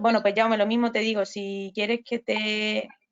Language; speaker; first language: Spanish; native; Spanish